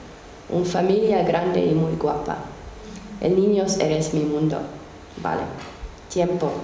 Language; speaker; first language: Spanish; non-native, learner; Finnish